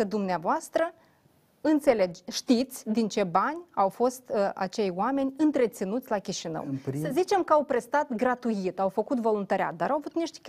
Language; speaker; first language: Romanian; native; Romanian